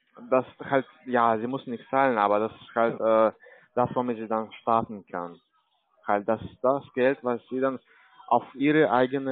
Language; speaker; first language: German; non-native, learner; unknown